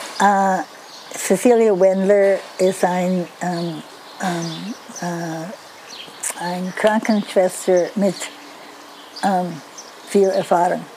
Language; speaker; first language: German; non-native, learner; English